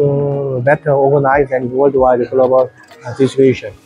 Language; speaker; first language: English; non-native, learner; Korean